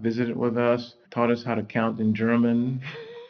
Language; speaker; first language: English; non-native, fluent; Spanish